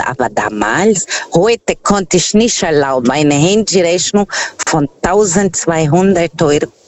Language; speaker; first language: German; non-native, fluent; Portuguese